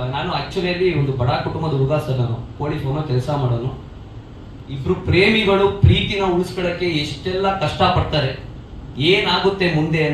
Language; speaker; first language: Kannada; native; Kannada